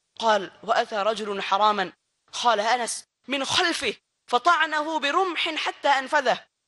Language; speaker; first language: Arabic; non-native, fluent; Bangla